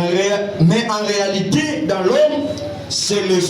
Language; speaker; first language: French; non-native, local second language; Lingala